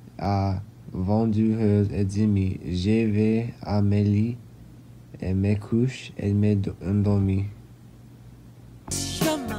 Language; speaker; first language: French; non-native, learner; English